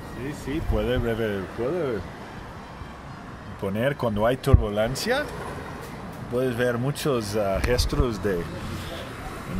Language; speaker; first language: Spanish; non-native, learner; English